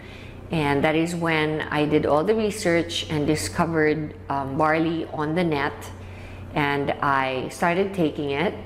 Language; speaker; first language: English; non-native, local second language; Filipino